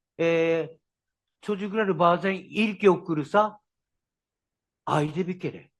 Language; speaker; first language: Turkish; non-native, learner; Japanese